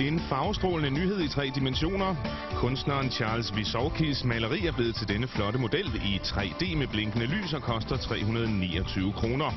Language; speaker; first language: Danish; native; Danish